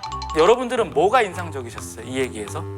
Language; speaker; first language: Korean; native; Korean